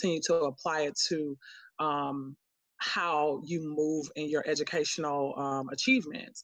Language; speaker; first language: English; native; English